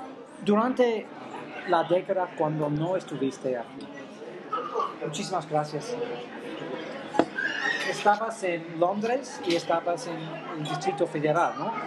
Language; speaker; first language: Spanish; non-native, fluent; English